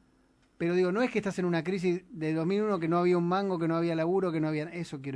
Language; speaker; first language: Spanish; native; Spanish